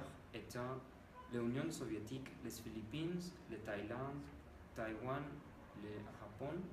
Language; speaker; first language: French; non-native, learner; Spanish